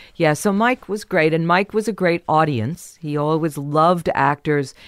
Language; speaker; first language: English; native; English